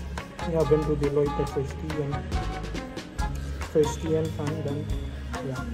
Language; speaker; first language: German; non-native, learner; Cebuano